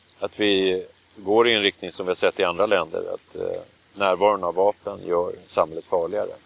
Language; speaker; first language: Swedish; native; Swedish